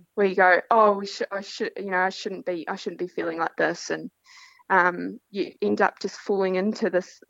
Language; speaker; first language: English; native; English